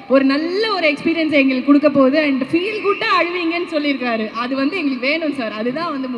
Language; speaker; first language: Tamil; native; Tamil